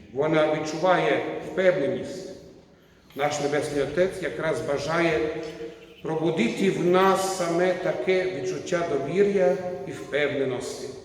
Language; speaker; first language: Ukrainian; non-native, learner; Croatian